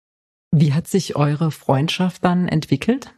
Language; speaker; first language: German; native; German